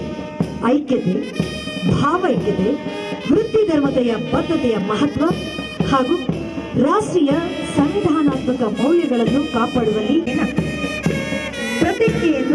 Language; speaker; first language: Kannada; native; Kannada